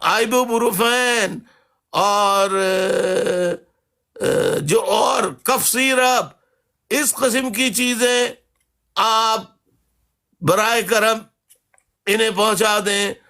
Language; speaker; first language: Urdu; native; Urdu